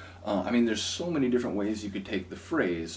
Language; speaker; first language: English; native; English